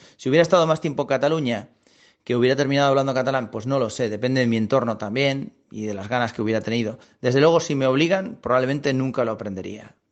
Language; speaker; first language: Spanish; native; Spanish